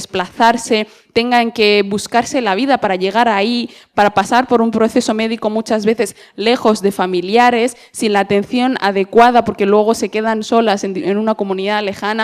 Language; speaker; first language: Spanish; native; Spanish